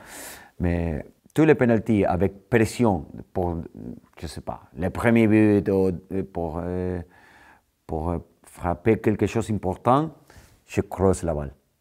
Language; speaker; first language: French; non-native, fluent; Spanish